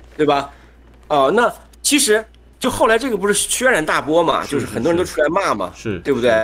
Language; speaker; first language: Chinese; native; Chinese